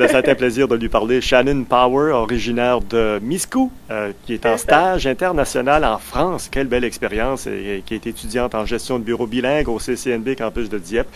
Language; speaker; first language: French; native; French